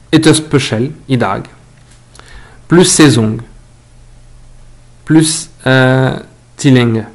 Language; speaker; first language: Norwegian; non-native, learner; French